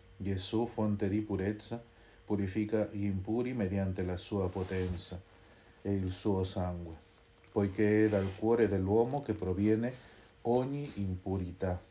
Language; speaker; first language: Italian; non-native, fluent; Spanish